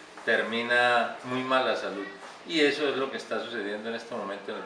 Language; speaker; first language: Spanish; native; Spanish